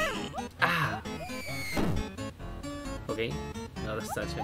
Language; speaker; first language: Spanish; native; Spanish